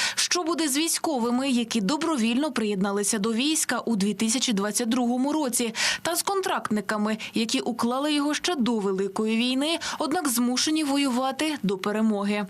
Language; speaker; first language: Ukrainian; native; Ukrainian